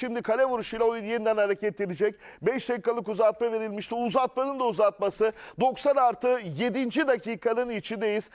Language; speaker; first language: Turkish; native; Turkish